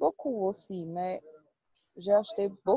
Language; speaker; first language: French; non-native, learner; Portuguese